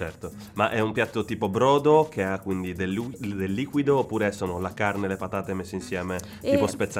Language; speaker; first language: Italian; native; Italian